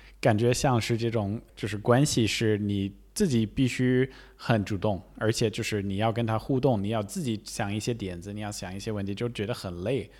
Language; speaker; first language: Chinese; non-native, fluent; English